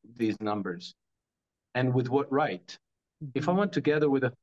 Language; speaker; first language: English; non-native, fluent; Croatian